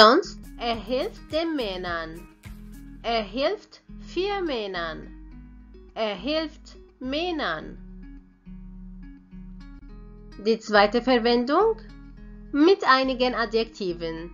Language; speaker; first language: German; non-native, fluent; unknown